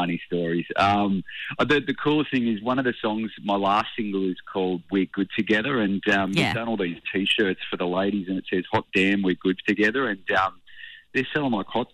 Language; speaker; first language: English; native; English